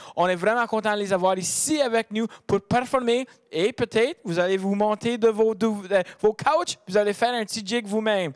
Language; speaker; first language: French; native; French